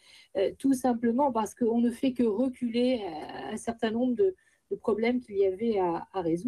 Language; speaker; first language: French; native; French